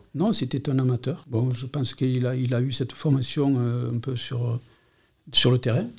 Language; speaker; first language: French; non-native, local second language; Catalan